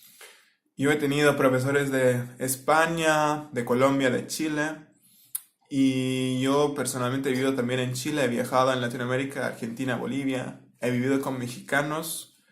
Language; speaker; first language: Spanish; non-native, fluent; Turkish